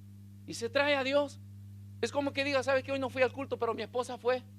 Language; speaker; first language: Spanish; native; Spanish